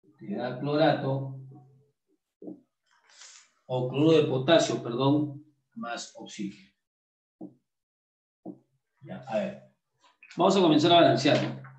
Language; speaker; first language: Spanish; native; Spanish